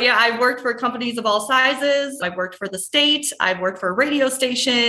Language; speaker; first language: English; native; English